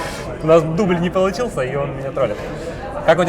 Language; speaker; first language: Russian; native; Russian